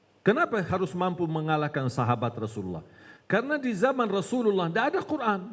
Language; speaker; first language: Malay; non-native, fluent; Arabic